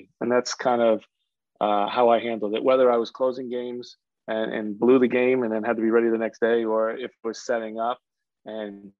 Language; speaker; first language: English; native; English